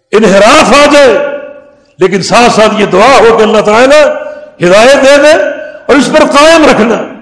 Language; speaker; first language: Urdu; native; Urdu